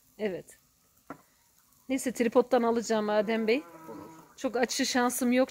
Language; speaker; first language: Turkish; native; Turkish